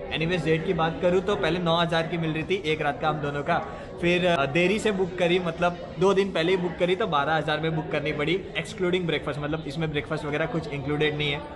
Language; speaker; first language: Hindi; native; Hindi